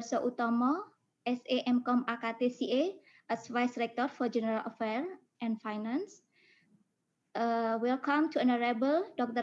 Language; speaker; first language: English; non-native, fluent; Indonesian